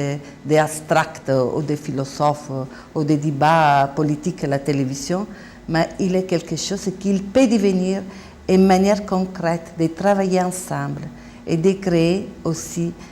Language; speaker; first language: French; non-native, learner; Italian